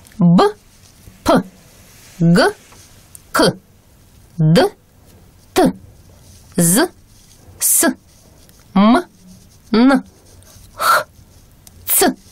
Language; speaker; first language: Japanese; non-native, fluent; Russian